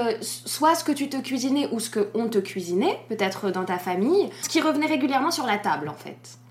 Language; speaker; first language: French; native; French